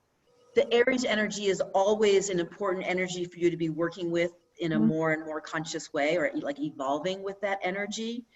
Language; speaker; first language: English; native; English